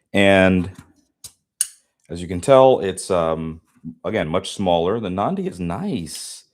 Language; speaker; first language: English; native; English